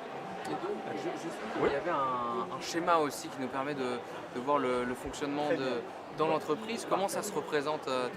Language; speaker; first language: French; native; French